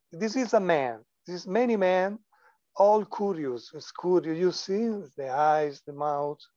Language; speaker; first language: English; non-native, learner; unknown